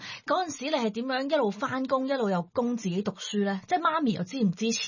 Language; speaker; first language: Cantonese; native; Cantonese